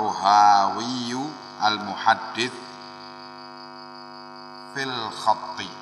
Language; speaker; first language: Arabic; non-native, fluent; Indonesian